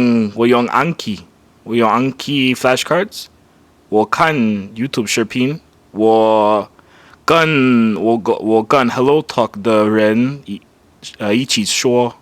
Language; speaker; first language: Chinese; non-native, learner; English